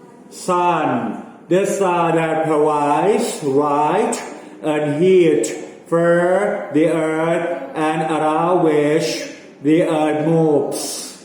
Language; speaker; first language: English; non-native, fluent; Thai